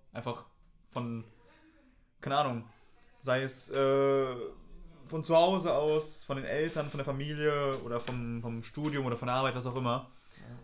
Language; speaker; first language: German; native; German